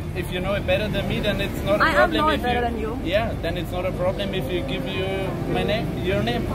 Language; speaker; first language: English; non-native, learner; German